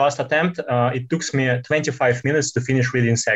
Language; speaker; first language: English; non-native, fluent; Russian